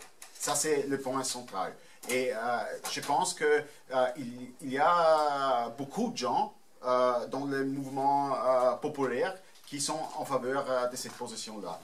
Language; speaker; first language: French; non-native, fluent; German